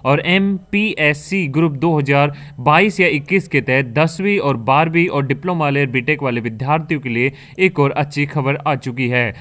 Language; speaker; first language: Hindi; native; Hindi